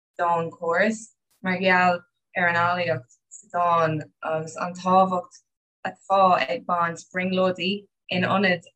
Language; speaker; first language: Irish; non-native, local second language; English